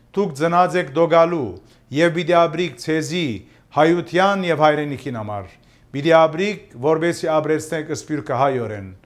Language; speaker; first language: Armenian; early bilingual, heritage; Armenian